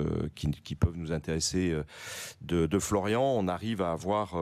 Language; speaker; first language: French; native; French